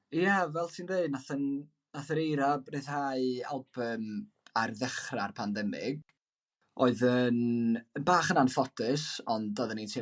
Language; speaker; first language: Welsh; native; Welsh